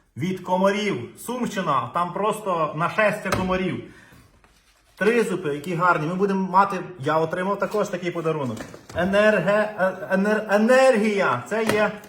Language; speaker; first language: Ukrainian; native; Ukrainian